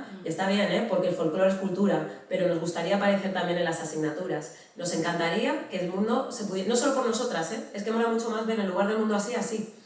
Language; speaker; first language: Spanish; native; Spanish